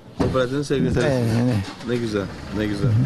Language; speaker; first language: Turkish; native; Turkish